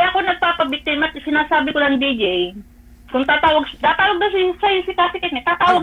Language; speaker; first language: Filipino; native; Filipino